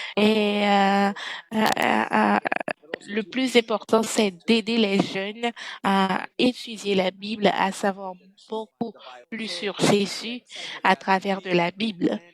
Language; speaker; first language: French; non-native, fluent; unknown